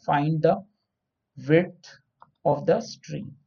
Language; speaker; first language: English; non-native, local second language; Hindi